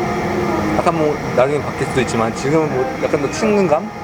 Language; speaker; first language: Korean; early bilingual, heritage; Korean